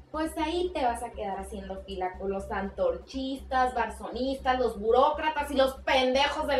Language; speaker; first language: Spanish; native; Spanish